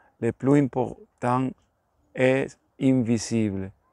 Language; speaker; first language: French; non-native, learner; Spanish